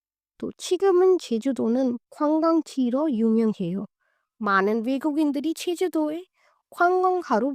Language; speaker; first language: Korean; non-native, learner; Hindi